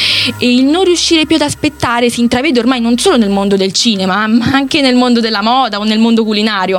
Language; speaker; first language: Italian; native; Italian